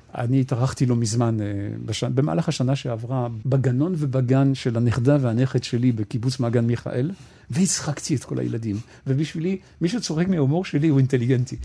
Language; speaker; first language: Hebrew; non-native, fluent; French